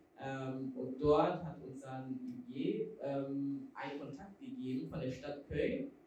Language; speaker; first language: German; early bilingual, other home language; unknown